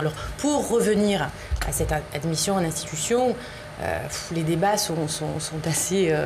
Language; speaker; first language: French; native; French